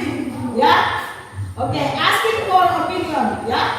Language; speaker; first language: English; non-native, learner; Indonesian